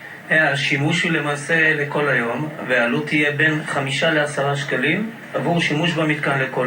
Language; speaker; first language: Hebrew; native; Hebrew